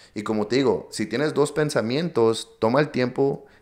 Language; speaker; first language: Spanish; early bilingual, heritage; Spanish